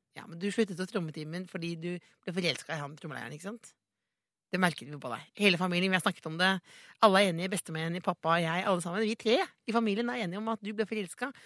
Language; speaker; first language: Norwegian; native; Norwegian